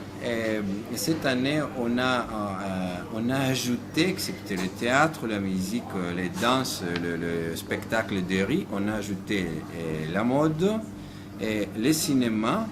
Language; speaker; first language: French; non-native, fluent; Greek